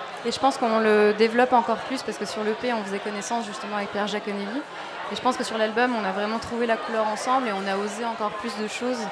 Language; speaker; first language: French; native; French